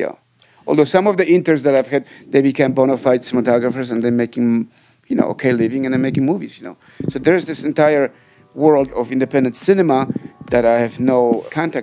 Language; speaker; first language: English; non-native, fluent; Polish